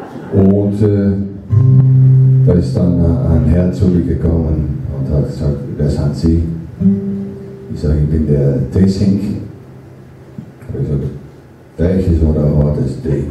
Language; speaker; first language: German; non-native, fluent; Dutch